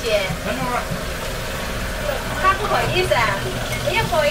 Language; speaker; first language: Chinese; non-native, fluent; Indonesian